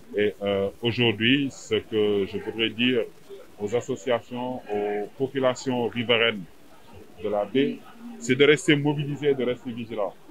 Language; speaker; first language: French; non-native, local second language; Wolof